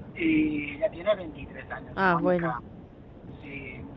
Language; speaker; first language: Spanish; native; Spanish